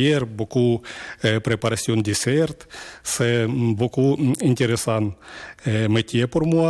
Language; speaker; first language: French; non-native, learner; Ukrainian